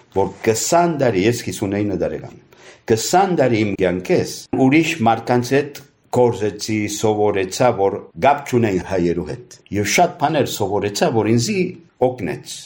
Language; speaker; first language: Armenian; early bilingual, heritage; Armenian